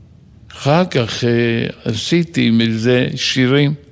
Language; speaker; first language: Hebrew; non-native, fluent; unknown